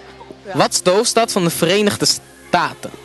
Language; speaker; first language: Dutch; native; Dutch